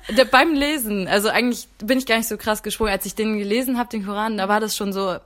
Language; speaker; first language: German; native; German